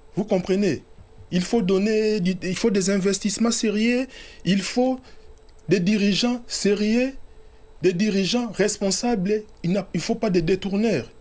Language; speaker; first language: French; non-native, local second language; Lingala